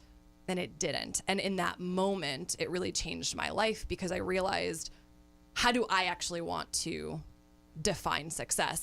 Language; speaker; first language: English; native; English